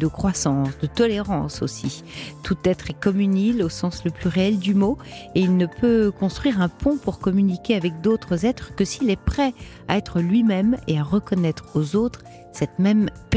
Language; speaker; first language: French; native; French